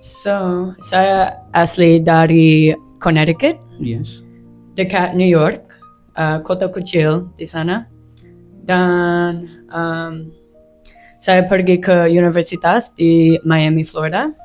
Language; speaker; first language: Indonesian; non-native, learner; English